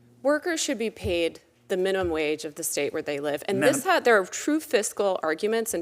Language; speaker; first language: English; native; English